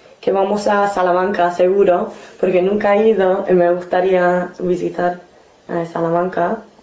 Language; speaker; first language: Spanish; non-native, fluent; English